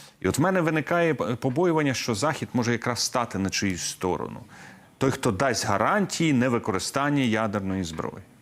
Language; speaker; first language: Ukrainian; native; Ukrainian